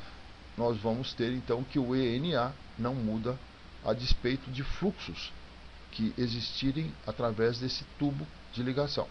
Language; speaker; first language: Portuguese; native; Portuguese